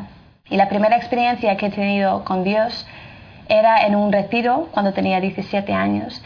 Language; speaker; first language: Spanish; non-native, fluent; French